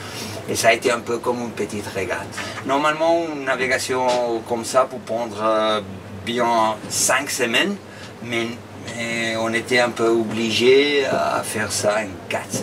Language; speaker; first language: French; non-native, fluent; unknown